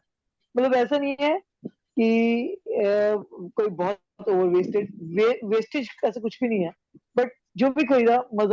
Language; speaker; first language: Hindi; native; Hindi